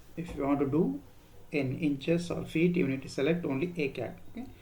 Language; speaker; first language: English; non-native, local second language; Kannada